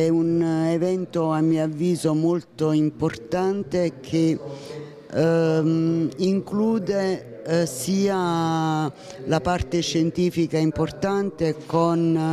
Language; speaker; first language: Italian; native; Italian